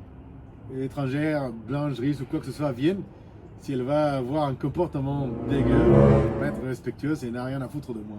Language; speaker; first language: French; non-native, fluent; Spanish